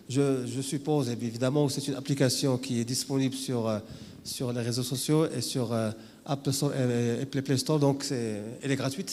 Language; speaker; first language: French; non-native, local second language; Arabic